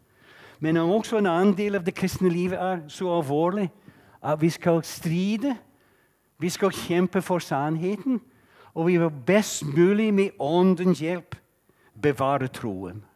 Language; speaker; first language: Norwegian; non-native, fluent; English